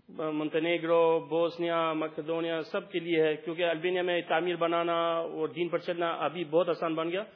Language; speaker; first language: Urdu; non-native, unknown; Albanian